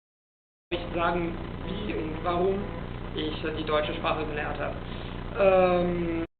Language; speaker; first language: German; non-native, fluent; Italian